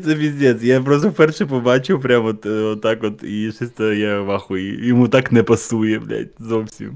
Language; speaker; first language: Ukrainian; non-native, local second language; Russian